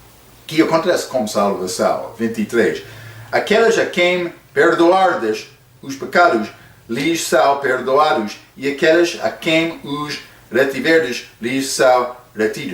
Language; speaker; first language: Portuguese; non-native, fluent; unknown